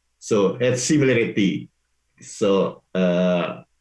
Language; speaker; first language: English; non-native, learner; Indonesian